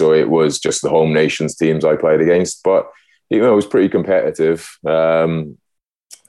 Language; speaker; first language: English; native; English